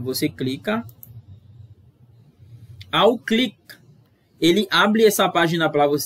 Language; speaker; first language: Portuguese; non-native, fluent; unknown